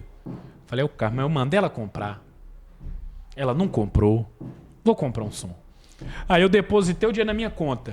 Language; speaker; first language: Portuguese; native; Portuguese